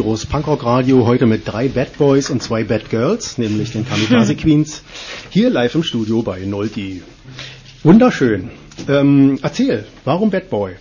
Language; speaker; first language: German; native; German